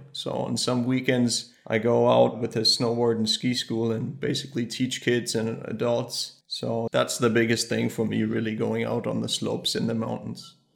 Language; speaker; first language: English; early bilingual, other home language; German